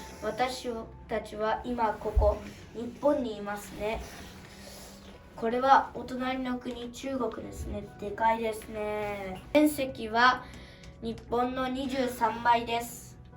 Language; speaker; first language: Japanese; early bilingual, other home language; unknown